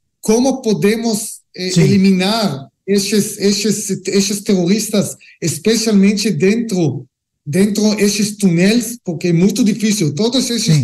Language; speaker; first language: Portuguese; non-native, learner; Hebrew